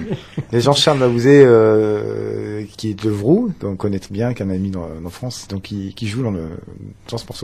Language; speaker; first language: French; native; French